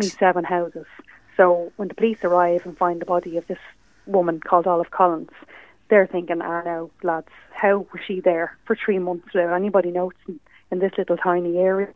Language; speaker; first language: English; native; English